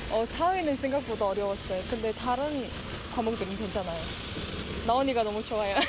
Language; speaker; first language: Korean; non-native, learner; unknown